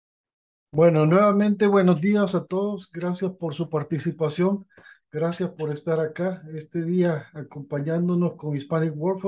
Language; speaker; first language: Spanish; native; Spanish